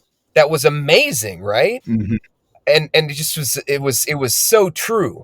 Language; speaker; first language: English; native; English